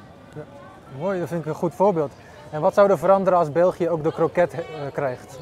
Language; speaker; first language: Dutch; native; Dutch